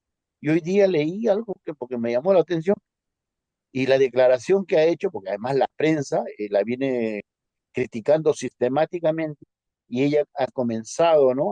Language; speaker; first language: Spanish; native; Spanish